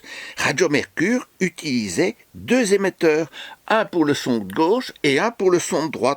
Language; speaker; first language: French; native; French